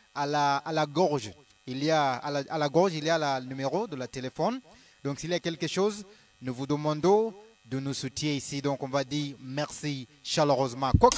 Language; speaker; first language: French; non-native, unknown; Luo (Kenya and Tanzania)